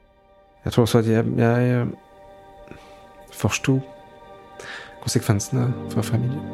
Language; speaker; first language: Norwegian; non-native, fluent; French